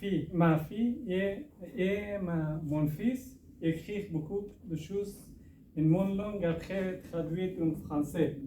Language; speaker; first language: French; non-native, learner; Persian